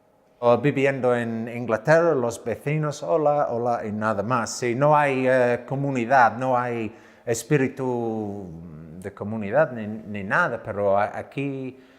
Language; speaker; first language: Spanish; non-native, learner; English